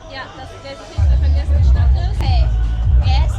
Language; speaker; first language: German; native; German